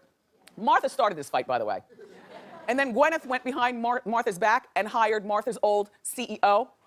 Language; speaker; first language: English; native; English